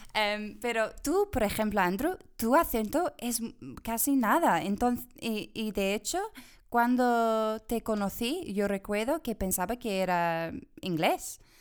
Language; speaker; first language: Spanish; non-native, fluent; English